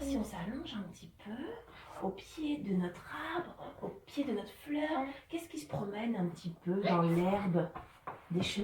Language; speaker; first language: French; native; French